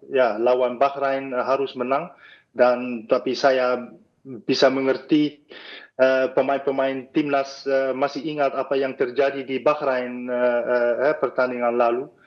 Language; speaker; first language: Indonesian; non-native, fluent; Dutch